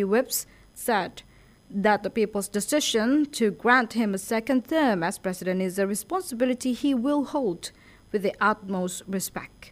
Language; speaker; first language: English; non-native, local second language; Indonesian